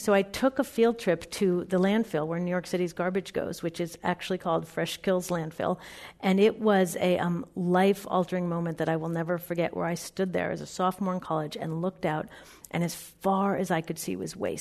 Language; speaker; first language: English; native; English